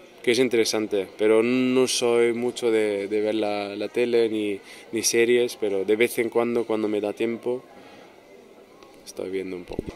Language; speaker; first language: Spanish; non-native, fluent; German